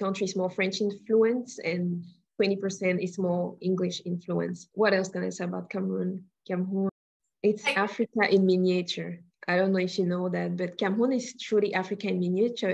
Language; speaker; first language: English; non-native, local second language; French